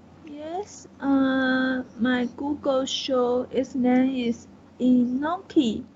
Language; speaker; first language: English; non-native, learner; Chinese